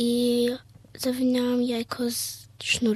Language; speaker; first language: Polish; early bilingual, heritage; Polish